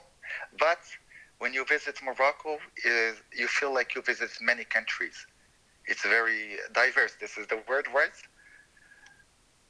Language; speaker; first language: English; non-native, fluent; Arabic